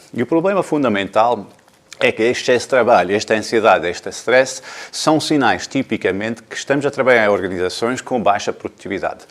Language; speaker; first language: Portuguese; non-native, fluent; English